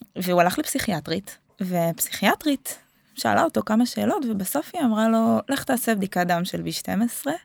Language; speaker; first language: Hebrew; native; Hebrew